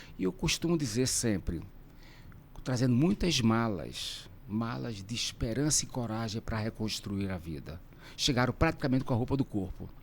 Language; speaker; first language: Portuguese; native; Portuguese